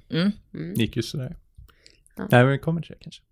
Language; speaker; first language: Swedish; early bilingual, other home language; Persian